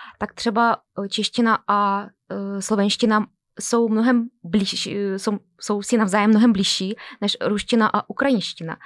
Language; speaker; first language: Czech; non-native, fluent; Russian